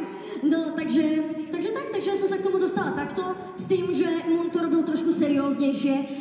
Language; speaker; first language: Slovak; native; Slovak